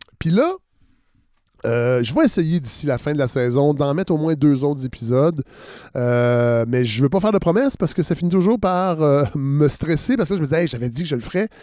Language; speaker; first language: French; native; French